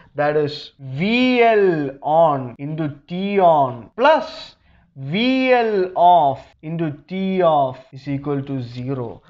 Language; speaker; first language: English; non-native, local second language; Malayalam